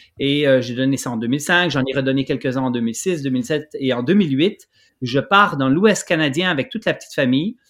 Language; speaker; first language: French; native; French